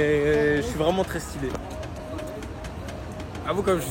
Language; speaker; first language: French; native; French